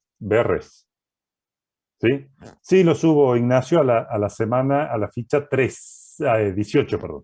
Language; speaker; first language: Spanish; native; Spanish